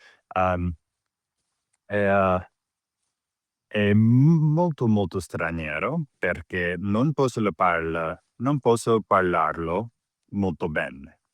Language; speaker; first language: Italian; non-native, learner; English